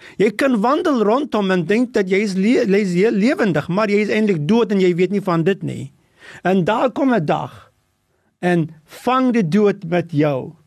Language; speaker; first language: Afrikaans; non-native, local second language; English